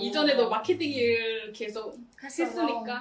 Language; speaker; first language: Korean; non-native, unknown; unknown